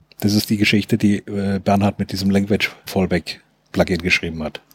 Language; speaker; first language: German; native; German